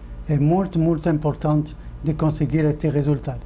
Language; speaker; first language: Portuguese; non-native, fluent; French